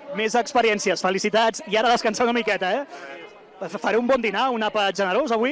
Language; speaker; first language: Catalan; native; Catalan